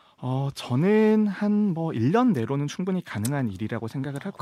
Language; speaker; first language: Korean; native; Korean